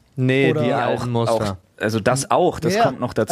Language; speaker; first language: German; native; German